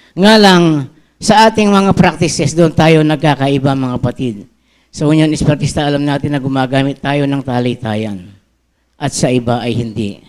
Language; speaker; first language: Filipino; non-native, local second language; Pampanga